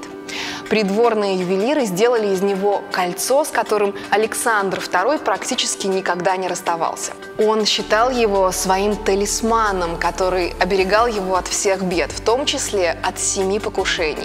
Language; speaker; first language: Russian; native; Russian